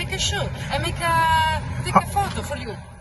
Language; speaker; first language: English; non-native, learner; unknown